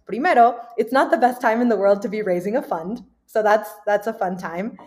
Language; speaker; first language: English; early bilingual, other home language; Spanish